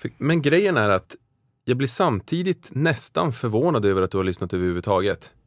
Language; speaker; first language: Swedish; native; Swedish